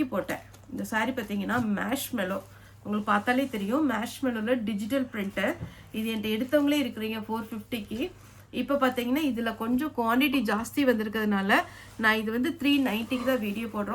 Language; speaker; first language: Tamil; native; Tamil